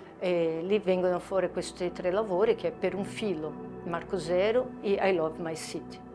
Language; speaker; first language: Italian; non-native, fluent; Portuguese